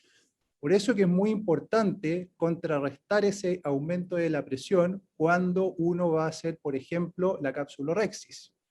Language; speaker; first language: Spanish; native; Spanish